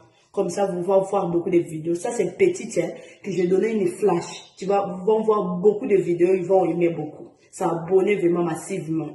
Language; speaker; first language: French; non-native, learner; Portuguese